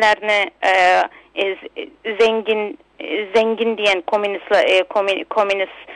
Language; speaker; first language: Turkish; non-native, local second language; Uyghur